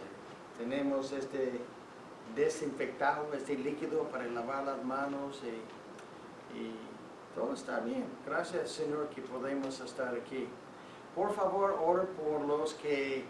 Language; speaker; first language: Spanish; non-native, fluent; English